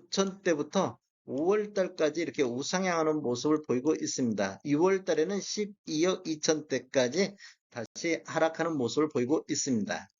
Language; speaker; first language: Korean; native; Korean